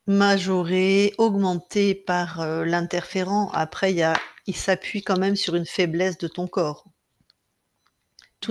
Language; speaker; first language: French; native; French